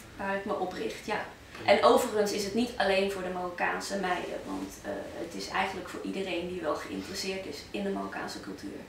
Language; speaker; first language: Dutch; early bilingual, other home language; Arabic